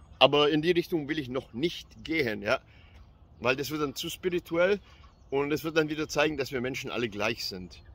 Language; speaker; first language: German; early bilingual, other home language; Albanian